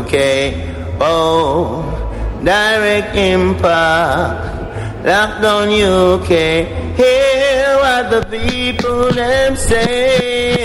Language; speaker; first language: English; native; English